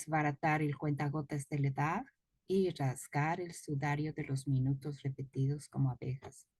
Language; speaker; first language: Spanish; native; Spanish